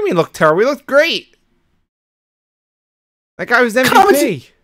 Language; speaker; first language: English; native; English